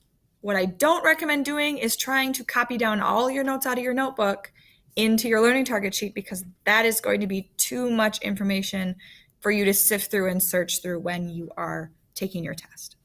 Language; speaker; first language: English; native; English